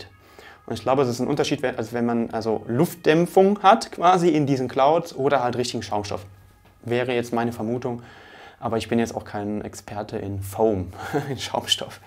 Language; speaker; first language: German; native; German